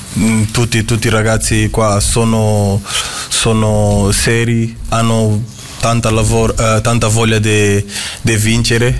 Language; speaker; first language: Italian; non-native, fluent; Portuguese